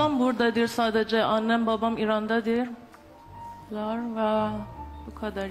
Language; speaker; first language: Turkish; non-native, learner; Persian